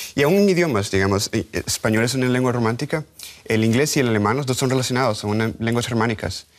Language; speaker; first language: Spanish; native; Spanish